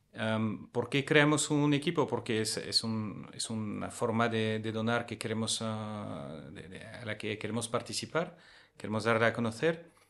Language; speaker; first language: Spanish; non-native, fluent; French